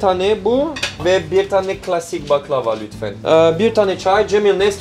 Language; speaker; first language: Turkish; non-native, learner; French